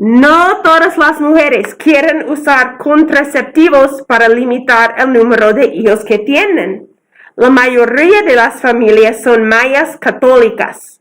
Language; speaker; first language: Spanish; non-native, fluent; English